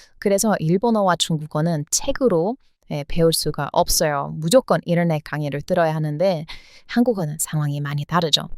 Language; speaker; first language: Korean; non-native, fluent; English